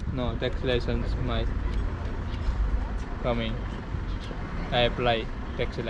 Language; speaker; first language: English; non-native, learner; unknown